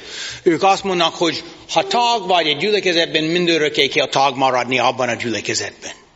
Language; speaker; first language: Hungarian; non-native, fluent; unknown